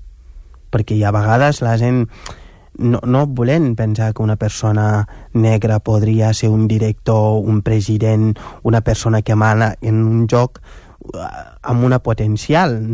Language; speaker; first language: Catalan; non-native, local second language; Wolof